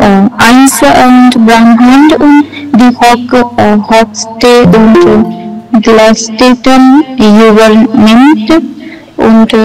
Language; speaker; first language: German; non-native, learner; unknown